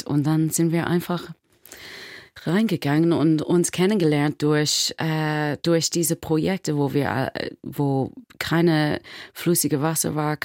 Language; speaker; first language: German; non-native, learner; English